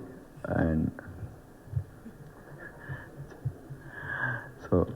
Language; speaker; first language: Tamil; non-native, learner; Kannada